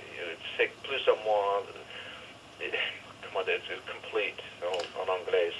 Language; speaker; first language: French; non-native, fluent; English